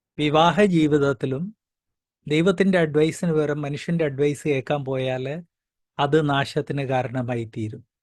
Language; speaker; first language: Malayalam; early bilingual, heritage; Malayalam